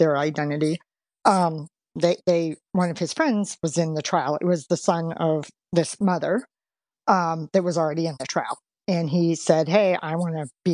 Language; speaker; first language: English; native; English